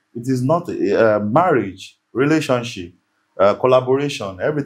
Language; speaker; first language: English; non-native, local second language; Yoruba